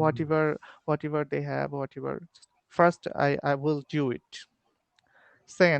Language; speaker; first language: English; non-native, learner; Bangla